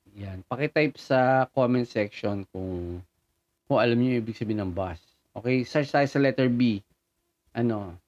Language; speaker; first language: Filipino; native; Filipino